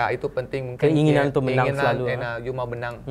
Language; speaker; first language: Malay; non-native, local second language; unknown